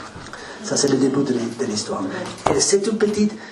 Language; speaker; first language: French; non-native, learner; Spanish